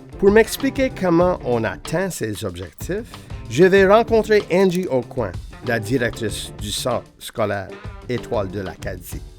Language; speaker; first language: French; non-native, local second language; English